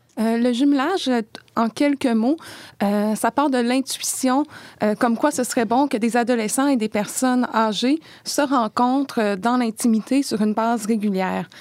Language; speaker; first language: French; native; French